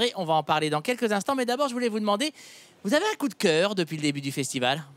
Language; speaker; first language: French; native; French